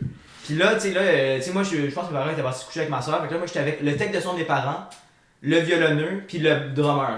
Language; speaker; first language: French; native; French